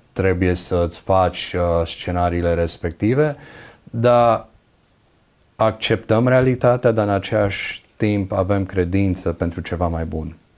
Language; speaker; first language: Romanian; early bilingual, other home language; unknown